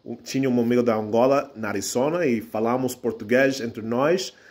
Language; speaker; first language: Portuguese; non-native, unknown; English